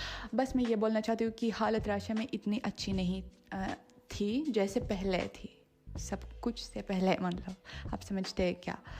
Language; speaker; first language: Hindi; non-native, fluent; Russian